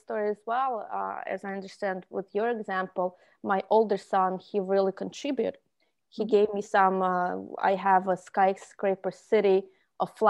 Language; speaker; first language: English; non-native, fluent; Russian